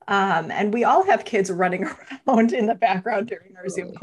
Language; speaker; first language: English; native; English